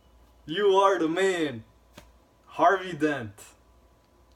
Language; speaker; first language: English; native; English